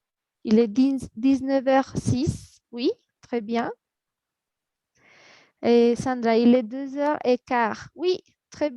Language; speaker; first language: French; non-native, fluent; Spanish